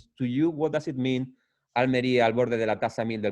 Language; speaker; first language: Spanish; native; Spanish